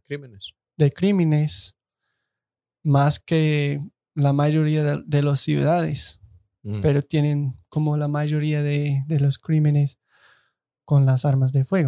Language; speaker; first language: Spanish; non-native, fluent; English